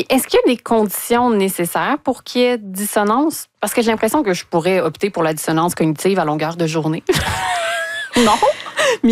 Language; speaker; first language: French; native; French